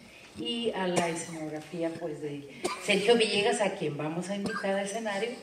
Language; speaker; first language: Spanish; native; Spanish